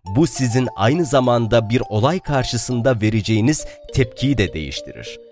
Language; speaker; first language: Turkish; non-native, local second language; Arabic